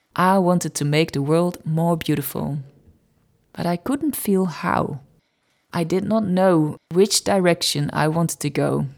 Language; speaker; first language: English; non-native, fluent; Dutch